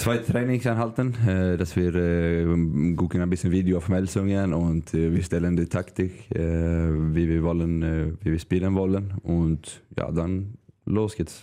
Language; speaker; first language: German; non-native, learner; Swedish